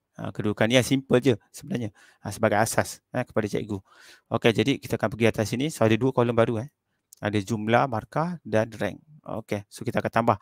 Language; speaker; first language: Malay; native; Malay